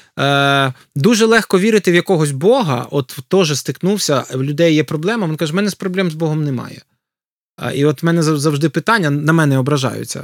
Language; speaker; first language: Ukrainian; native; Ukrainian